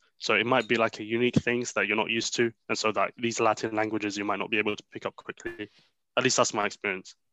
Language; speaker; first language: English; early bilingual, other home language; Arabic